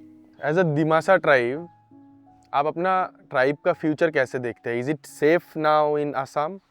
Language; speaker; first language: Hindi; native; Hindi